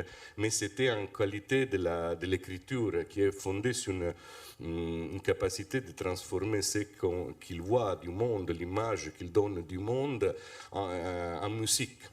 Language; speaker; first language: French; non-native, fluent; Italian